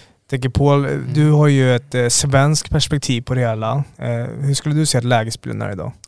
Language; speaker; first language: Swedish; native; Swedish